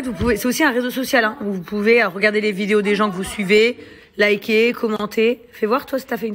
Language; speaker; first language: French; native; French